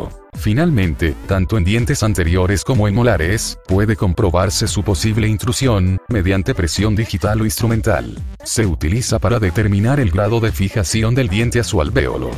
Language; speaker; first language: Spanish; native; Spanish